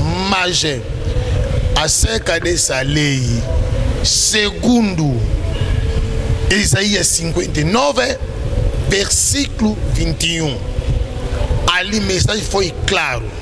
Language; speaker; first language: Portuguese; non-native, learner; Lingala